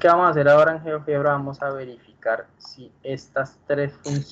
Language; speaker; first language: Spanish; native; Spanish